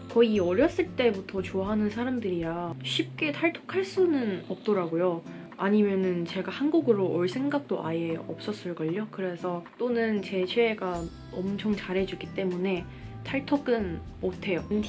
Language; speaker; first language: Korean; non-native, fluent; Cantonese